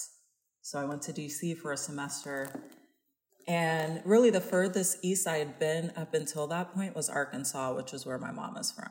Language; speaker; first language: English; native; English